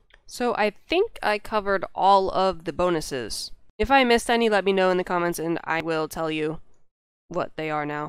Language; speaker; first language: English; native; English